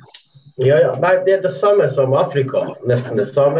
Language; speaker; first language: Norwegian; non-native, fluent; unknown